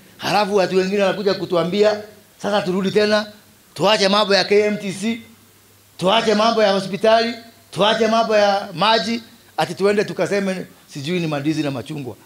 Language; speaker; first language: Swahili; non-native, local second language; Kikuyu